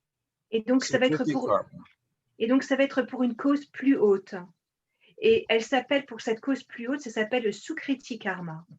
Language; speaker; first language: French; native; French